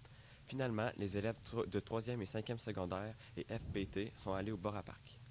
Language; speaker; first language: French; native; French